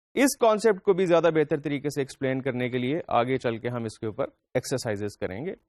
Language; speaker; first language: Urdu; native; Urdu